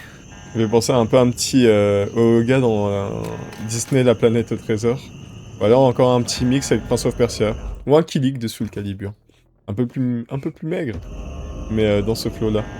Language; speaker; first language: French; native; French